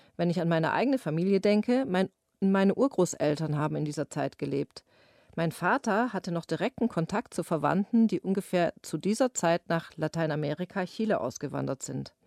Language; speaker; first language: German; native; German